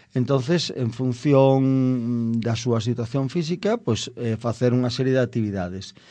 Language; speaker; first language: Galician; non-native, local second language; Spanish